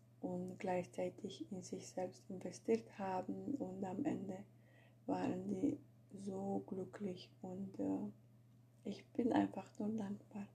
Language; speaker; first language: German; non-native, fluent; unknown